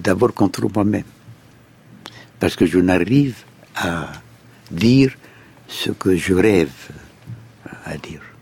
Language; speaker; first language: French; non-native, fluent; Arabic